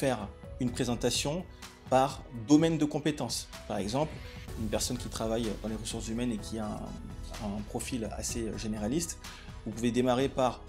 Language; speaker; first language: French; native; French